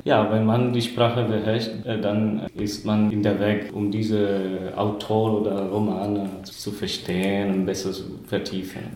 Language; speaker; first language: German; non-native, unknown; Spanish